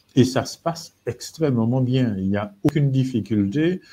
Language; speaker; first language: French; native; French